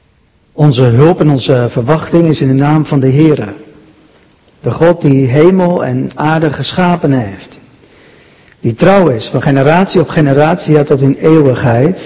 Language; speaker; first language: Dutch; native; Dutch